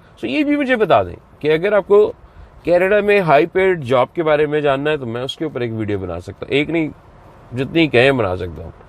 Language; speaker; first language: Urdu; native; Urdu